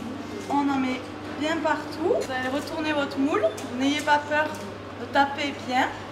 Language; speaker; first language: French; native; French